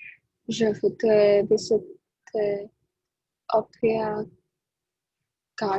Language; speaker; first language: French; non-native, learner; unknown